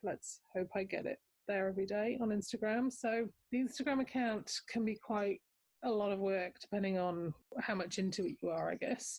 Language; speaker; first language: English; native; English